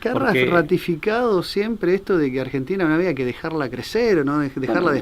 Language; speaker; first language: Spanish; native; Spanish